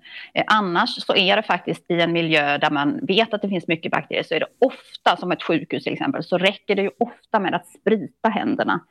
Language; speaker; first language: Swedish; native; Swedish